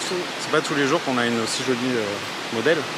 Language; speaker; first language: French; native; French